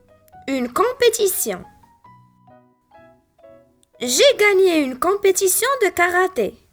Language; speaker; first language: French; non-native, local second language; Arabic